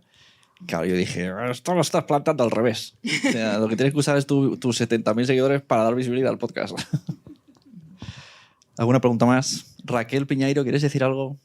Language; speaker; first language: Spanish; native; Spanish